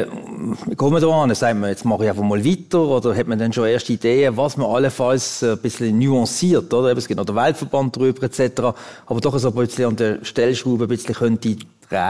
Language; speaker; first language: German; native; German